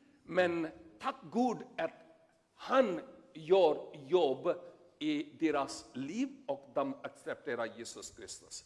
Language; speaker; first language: Swedish; non-native, learner; Urdu